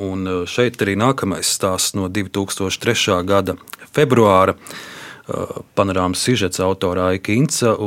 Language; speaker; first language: Latvian; native; Latvian